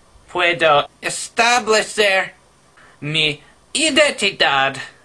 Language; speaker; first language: Spanish; non-native, learner; English